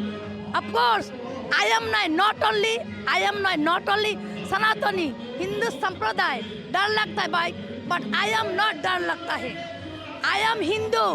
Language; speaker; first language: Hindi; non-native, local second language; Bangla